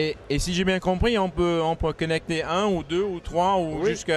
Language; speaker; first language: French; native; French